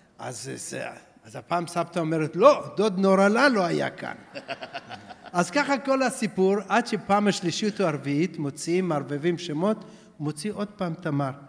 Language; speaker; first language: Hebrew; early bilingual, other home language; Persian